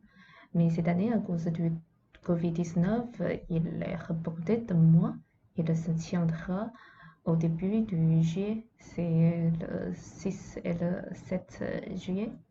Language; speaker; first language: French; non-native, fluent; Chinese